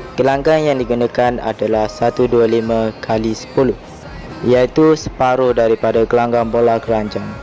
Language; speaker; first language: Malay; native; Malay